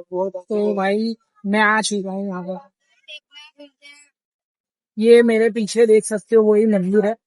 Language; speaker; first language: Hindi; non-native, local second language; Gujarati